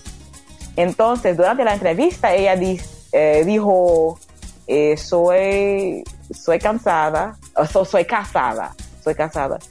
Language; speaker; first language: Spanish; non-native, learner; English